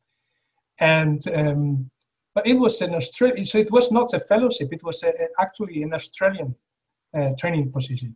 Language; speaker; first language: English; non-native, fluent; Spanish